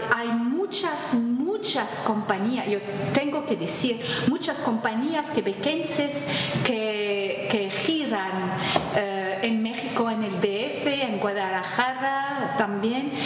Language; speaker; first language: Spanish; non-native, fluent; French